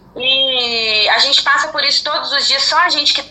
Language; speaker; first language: Portuguese; native; Portuguese